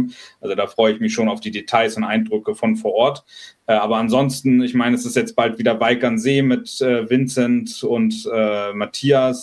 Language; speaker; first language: German; native; German